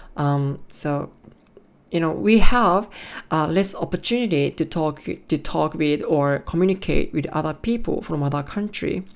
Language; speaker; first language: English; non-native, learner; Japanese